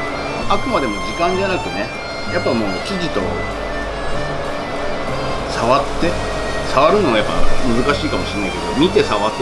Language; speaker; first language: Japanese; native; Japanese